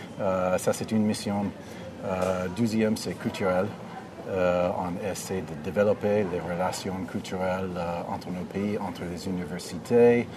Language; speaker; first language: French; non-native, fluent; English